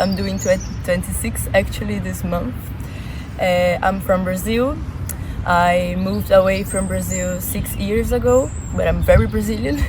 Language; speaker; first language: English; non-native, fluent; Portuguese